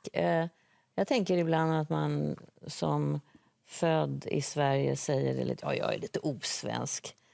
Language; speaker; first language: Swedish; native; Swedish